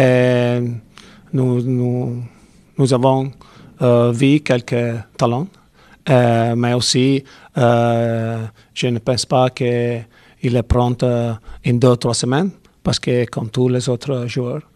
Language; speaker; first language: French; non-native, learner; Italian